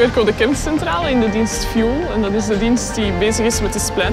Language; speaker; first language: Dutch; native; Dutch